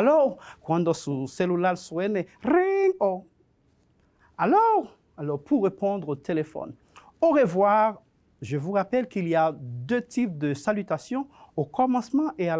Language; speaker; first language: French; non-native, fluent; Spanish